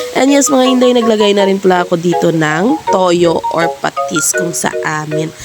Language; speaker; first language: Filipino; non-native, local second language; Cebuano